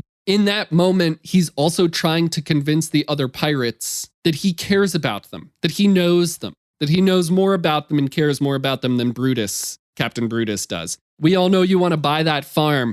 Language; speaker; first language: English; native; English